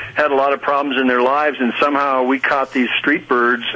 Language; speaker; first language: English; native; English